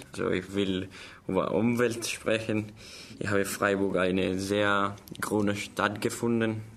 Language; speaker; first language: German; non-native, learner; Spanish